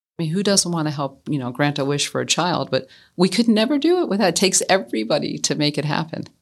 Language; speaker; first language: English; native; English